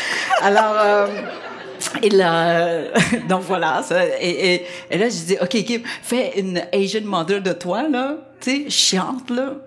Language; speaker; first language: French; non-native, fluent; Vietnamese